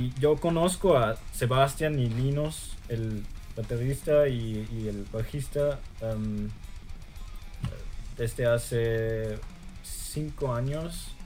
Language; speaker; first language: Spanish; early bilingual, heritage; German